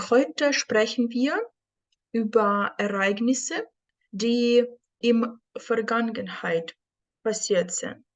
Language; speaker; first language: German; non-native, fluent; Ukrainian